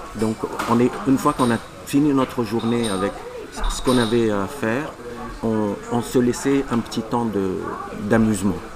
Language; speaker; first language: French; non-native, local second language; Arabic